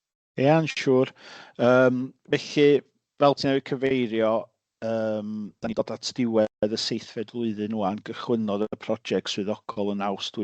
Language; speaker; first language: Welsh; native; Welsh